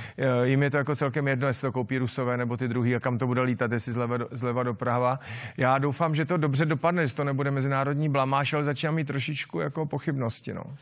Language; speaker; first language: Czech; native; Czech